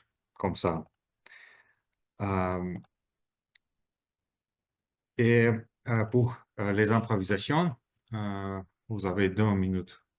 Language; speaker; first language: French; non-native, learner; Russian